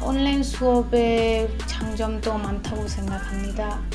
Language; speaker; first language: Korean; non-native, fluent; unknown